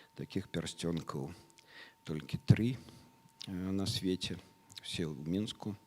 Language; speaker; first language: Belarusian; non-native, local second language; Russian